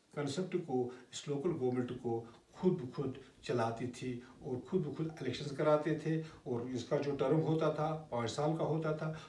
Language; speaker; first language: Urdu; non-native, local second language; Kashmiri